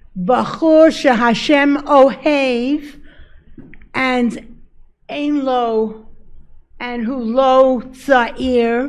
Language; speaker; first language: Hebrew; non-native, learner; English